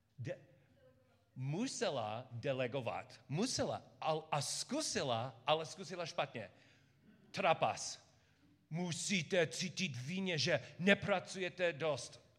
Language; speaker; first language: Czech; non-native, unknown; English